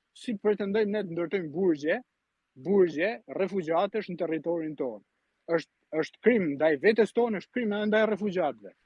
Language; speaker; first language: Albanian; native; Albanian